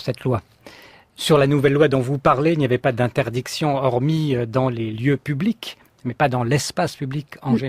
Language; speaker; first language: French; native; French